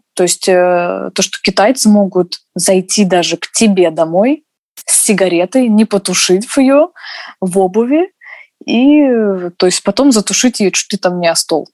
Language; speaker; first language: Russian; native; Russian